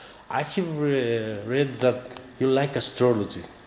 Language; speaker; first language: English; non-native, fluent; Greek